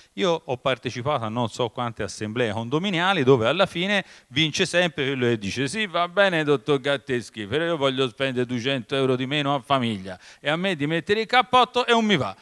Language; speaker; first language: Italian; native; Italian